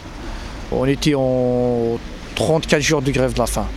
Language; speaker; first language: French; non-native, local second language; Arabic